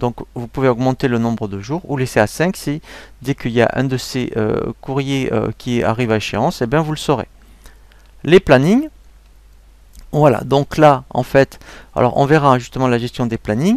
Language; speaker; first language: French; native; French